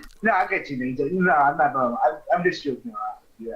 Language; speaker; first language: English; native; English